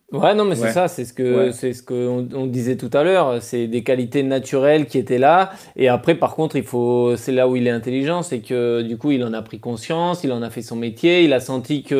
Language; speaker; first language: French; native; French